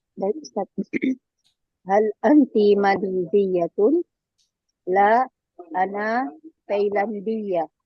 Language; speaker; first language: Arabic; non-native, learner; Malay